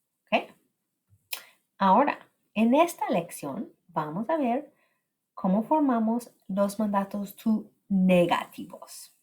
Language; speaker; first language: Spanish; non-native, fluent; English